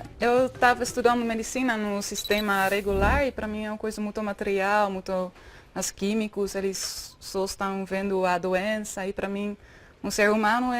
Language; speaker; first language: Portuguese; non-native, fluent; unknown